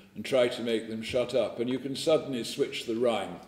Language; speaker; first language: English; native; English